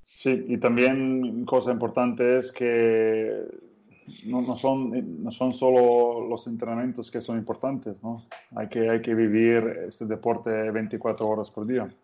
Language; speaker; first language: Spanish; non-native, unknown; Slovenian